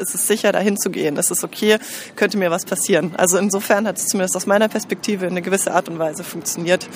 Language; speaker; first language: German; native; German